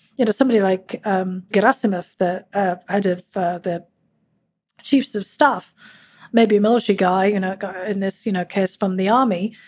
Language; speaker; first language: English; native; English